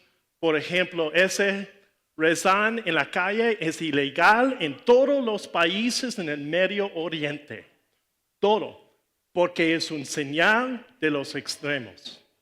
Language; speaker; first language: Spanish; non-native, learner; English